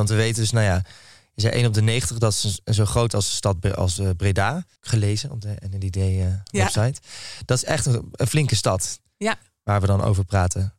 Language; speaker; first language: Dutch; native; Dutch